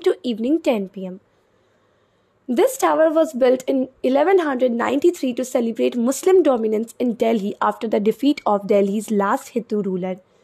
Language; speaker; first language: English; non-native, local second language; Hindi